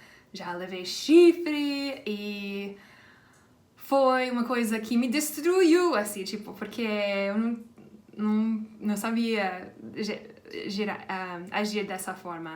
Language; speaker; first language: Portuguese; non-native, fluent; English